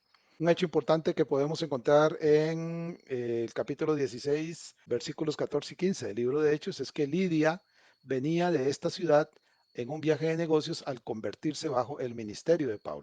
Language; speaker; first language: Spanish; native; Spanish